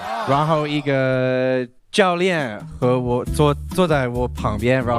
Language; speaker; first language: Chinese; non-native, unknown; English